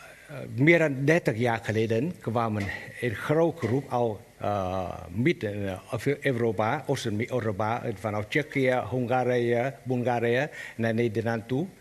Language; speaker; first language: Dutch; non-native, learner; Vietnamese